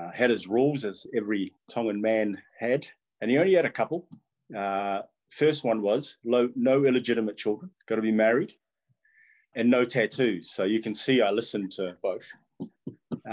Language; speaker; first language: English; non-native, local second language; Tongan